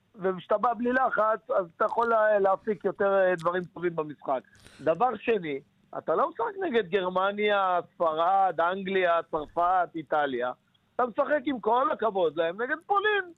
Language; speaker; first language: Hebrew; native; Hebrew